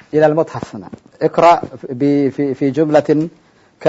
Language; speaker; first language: Arabic; non-native, fluent; Indonesian